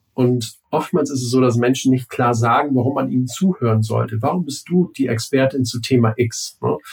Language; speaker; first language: German; native; German